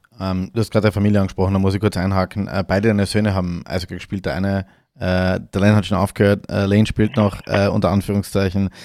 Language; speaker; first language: German; native; German